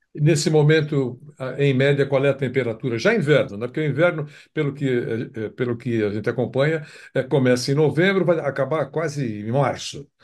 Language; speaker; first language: Portuguese; native; Portuguese